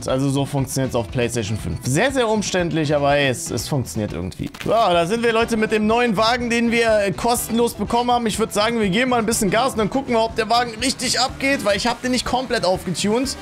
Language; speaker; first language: German; native; German